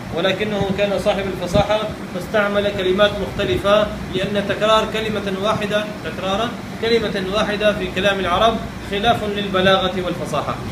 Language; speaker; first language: Arabic; non-native, fluent; Urdu